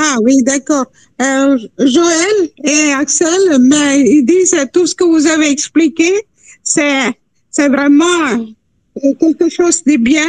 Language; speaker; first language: French; non-native, fluent; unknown